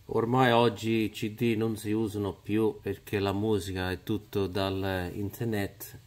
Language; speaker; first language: Italian; early bilingual, heritage; Italian